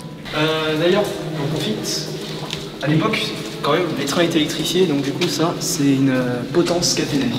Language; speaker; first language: French; native; French